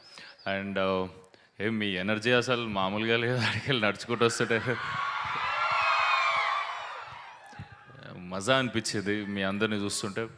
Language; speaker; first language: Telugu; native; Telugu